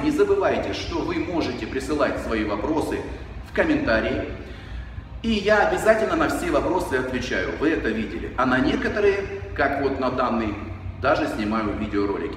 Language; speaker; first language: Russian; native; Russian